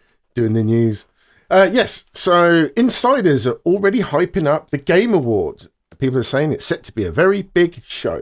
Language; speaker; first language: English; native; English